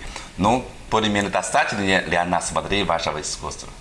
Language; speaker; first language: Russian; non-native, learner; Chinese